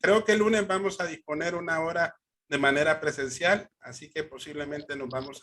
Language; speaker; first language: Spanish; native; Spanish